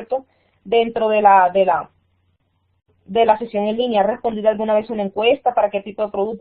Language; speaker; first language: Spanish; native; Spanish